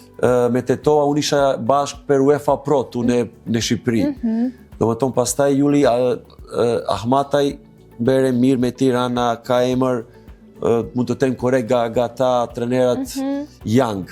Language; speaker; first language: Albanian; non-native, learner; Serbian